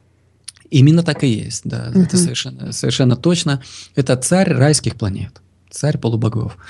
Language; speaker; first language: Russian; native; Russian